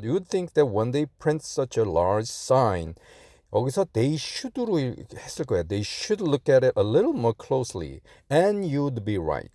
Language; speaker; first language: English; non-native, fluent; Korean